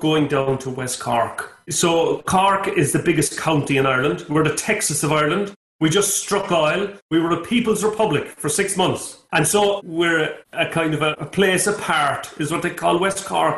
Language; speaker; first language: English; native; English